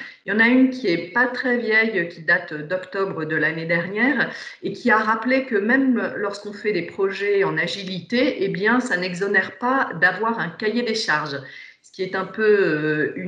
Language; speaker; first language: French; native; French